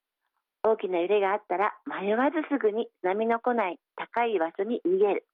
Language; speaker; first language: Japanese; native; Japanese